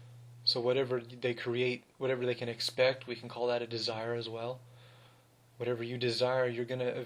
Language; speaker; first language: English; native; English